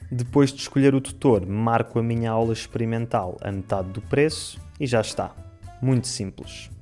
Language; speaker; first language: Portuguese; native; Portuguese